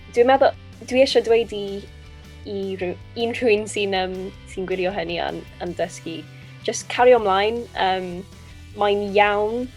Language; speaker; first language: Welsh; non-native, local second language; English